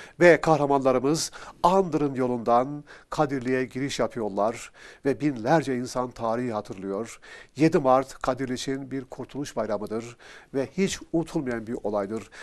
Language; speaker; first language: Turkish; native; Turkish